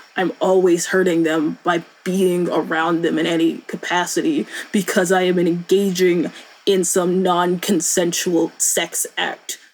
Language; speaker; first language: English; native; English